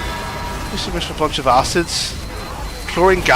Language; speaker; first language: English; native; English